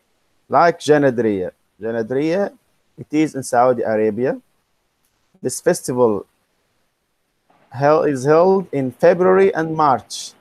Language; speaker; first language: English; non-native, fluent; Arabic